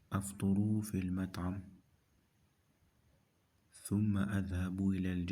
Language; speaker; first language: Arabic; non-native, fluent; French